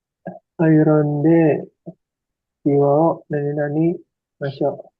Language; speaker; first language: Japanese; non-native, learner; Indonesian